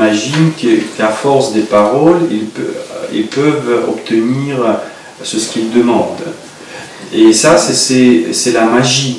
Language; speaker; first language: French; non-native, fluent; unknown